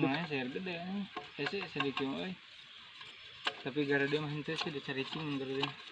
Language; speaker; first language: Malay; non-native, local second language; Sundanese